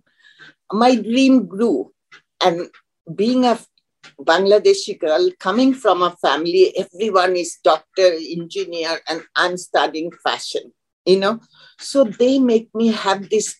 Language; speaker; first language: English; non-native, local second language; Bangla